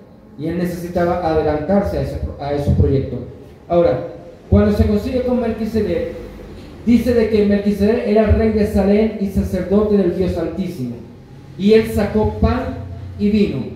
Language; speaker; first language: Spanish; native; Spanish